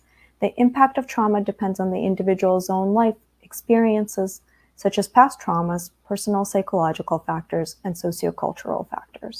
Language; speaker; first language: English; early bilingual, other home language; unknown